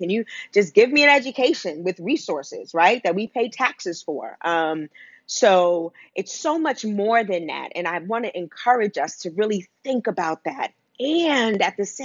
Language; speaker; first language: English; native; English